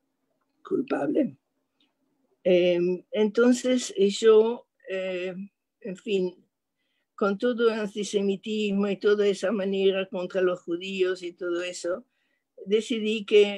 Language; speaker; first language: Spanish; non-native, fluent; French